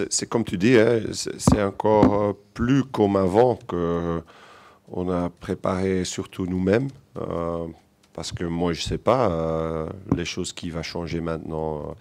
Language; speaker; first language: French; non-native, local second language; Dutch